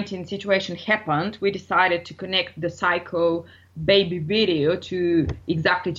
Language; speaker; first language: English; non-native, fluent; Bulgarian